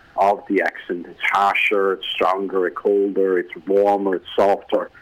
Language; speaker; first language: English; native; English